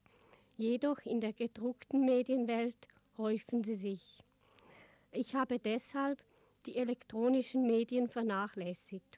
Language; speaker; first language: German; native; German